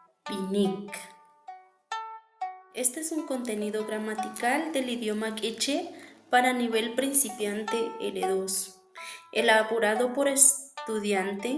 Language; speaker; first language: Spanish; non-native, local second language; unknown